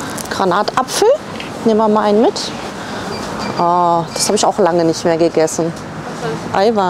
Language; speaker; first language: German; native; German